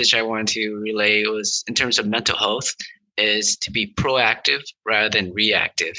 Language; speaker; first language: English; early bilingual, other home language; Vietnamese